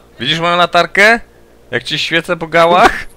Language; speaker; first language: Polish; native; Polish